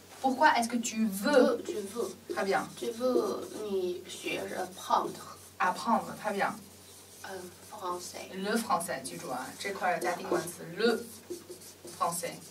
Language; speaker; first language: French; non-native, learner; Chinese